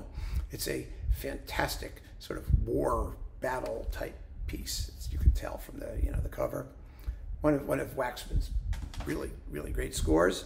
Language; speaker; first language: English; native; English